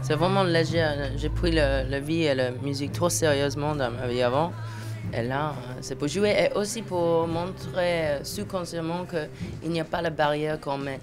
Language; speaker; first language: French; non-native, fluent; English